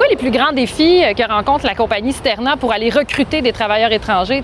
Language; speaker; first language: French; native; French